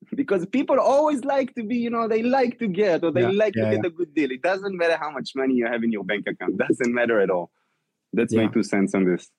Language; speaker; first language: English; non-native, fluent; Hebrew